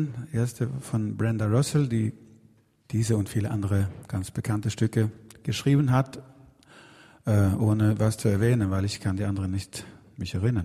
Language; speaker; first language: German; non-native, learner; Swedish